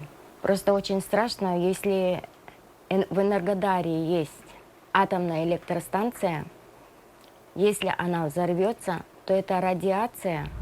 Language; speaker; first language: Russian; native; Russian